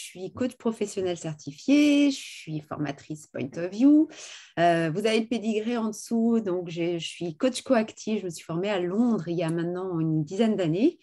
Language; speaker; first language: French; native; French